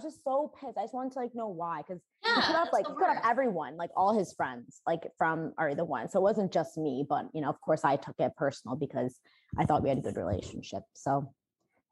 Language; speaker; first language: English; native; English